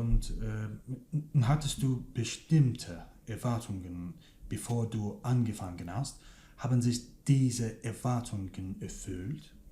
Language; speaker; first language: German; non-native, fluent; Kurdish